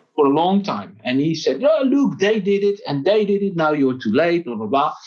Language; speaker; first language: English; non-native, fluent; Dutch